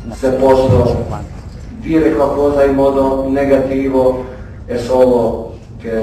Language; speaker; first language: Italian; non-native, fluent; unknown